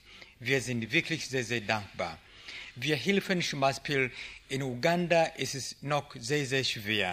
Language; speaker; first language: German; non-native, learner; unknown